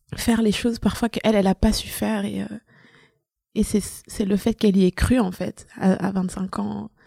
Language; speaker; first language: French; native; French